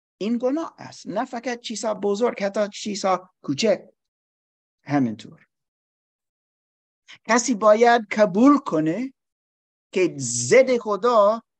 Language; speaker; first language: Persian; non-native, learner; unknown